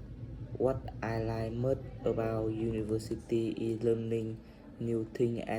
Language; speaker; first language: English; non-native, learner; Vietnamese